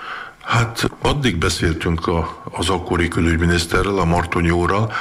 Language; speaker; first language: Hungarian; early bilingual, heritage; Hungarian